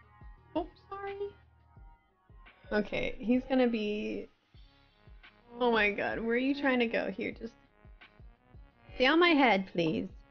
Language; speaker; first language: English; native; English